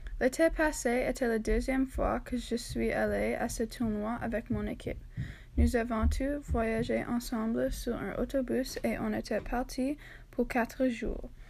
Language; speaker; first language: French; non-native, learner; English